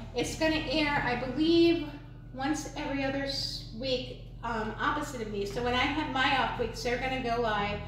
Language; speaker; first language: English; native; English